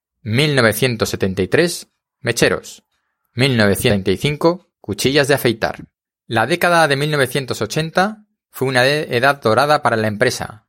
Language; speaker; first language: Spanish; native; Spanish